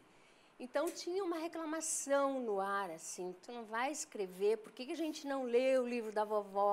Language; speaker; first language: Portuguese; native; Portuguese